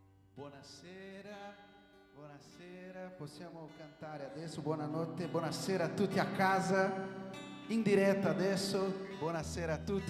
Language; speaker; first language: Italian; non-native, fluent; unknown